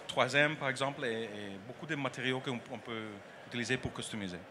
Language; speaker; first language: French; non-native, learner; Dutch